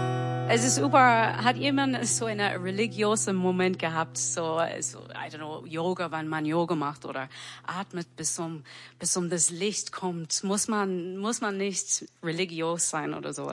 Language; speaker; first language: German; non-native, fluent; English